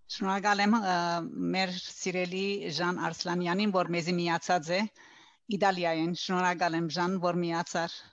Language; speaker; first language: Armenian; native; Armenian